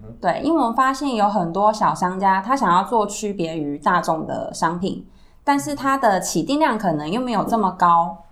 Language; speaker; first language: Chinese; native; Chinese